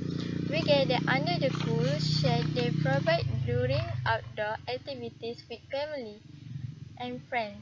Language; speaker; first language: English; non-native, learner; Malay